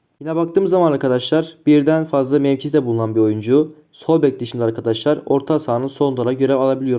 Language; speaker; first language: Turkish; native; Turkish